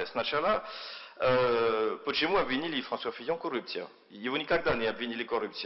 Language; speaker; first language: Russian; non-native, fluent; French